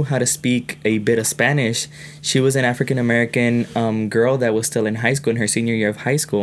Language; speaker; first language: English; early bilingual, other home language; Spanish